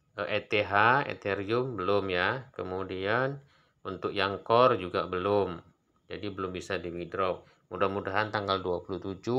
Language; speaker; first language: Indonesian; native; Indonesian